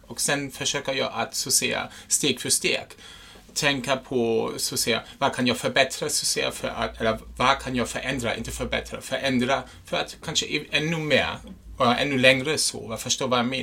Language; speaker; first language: Swedish; non-native, fluent; German